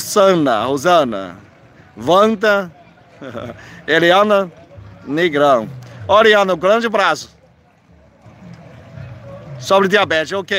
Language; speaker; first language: Portuguese; non-native, fluent; Chinese